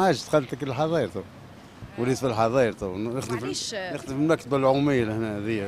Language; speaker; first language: Arabic; native; Arabic